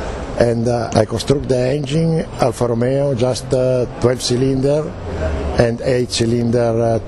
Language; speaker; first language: English; non-native, learner; Italian